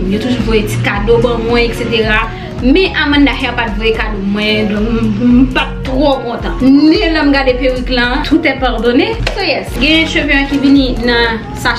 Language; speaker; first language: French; non-native, local second language; Haitian Creole